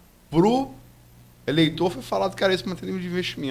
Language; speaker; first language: Portuguese; native; Portuguese